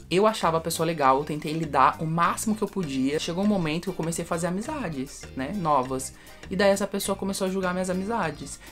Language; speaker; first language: Portuguese; early bilingual, heritage; Portuguese